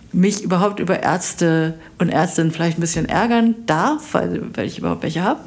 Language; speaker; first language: German; native; German